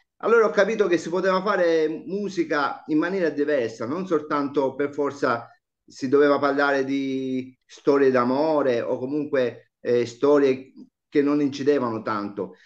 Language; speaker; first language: Italian; native; Italian